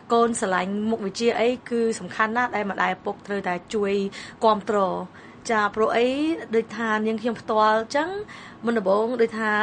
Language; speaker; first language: Khmer; early bilingual, heritage; Khmer